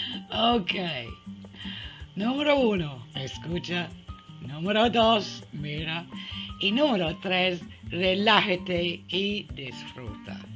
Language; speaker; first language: Spanish; non-native, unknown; English